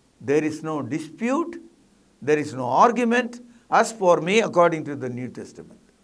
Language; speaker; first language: English; non-native, local second language; Tamil